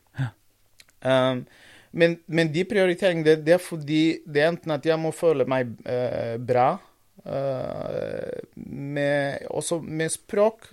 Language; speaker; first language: Norwegian; non-native, fluent; Portuguese